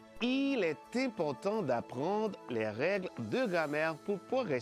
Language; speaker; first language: French; non-native, fluent; Spanish